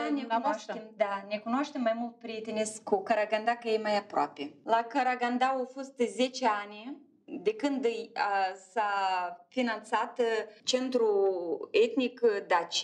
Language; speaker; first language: Romanian; non-native, local second language; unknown